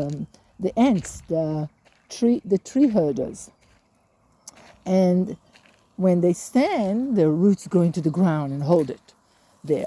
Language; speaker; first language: English; native; English